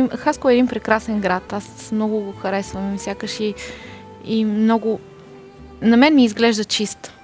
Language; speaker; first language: Bulgarian; native; Bulgarian